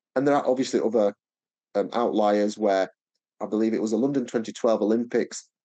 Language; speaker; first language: English; native; English